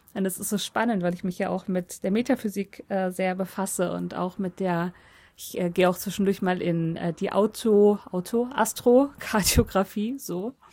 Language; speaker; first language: German; early bilingual, other home language; Polish